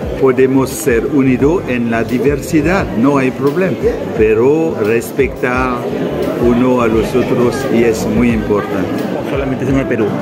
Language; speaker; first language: Spanish; non-native, learner; French